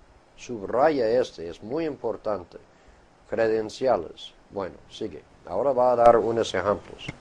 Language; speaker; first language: Spanish; non-native, fluent; English